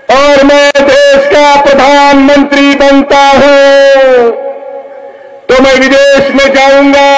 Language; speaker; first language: Hindi; non-native, local second language; Marathi